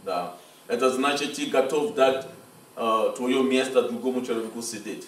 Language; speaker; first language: Russian; non-native, fluent; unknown